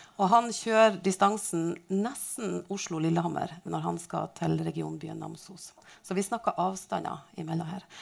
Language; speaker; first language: Norwegian; native; Norwegian